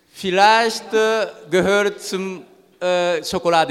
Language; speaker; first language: German; non-native, learner; Japanese